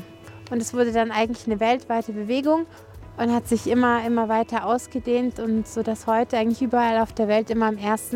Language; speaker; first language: German; native; German